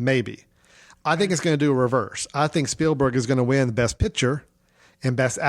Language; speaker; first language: English; native; English